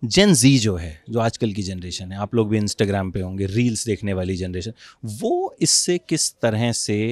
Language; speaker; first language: Hindi; native; Hindi